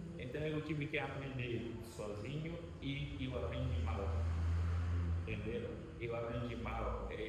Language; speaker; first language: Portuguese; non-native, fluent; Haitian Creole